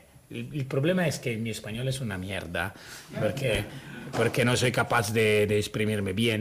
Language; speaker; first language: Spanish; non-native, learner; Italian